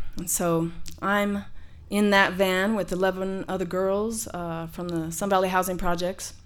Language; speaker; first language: English; native; English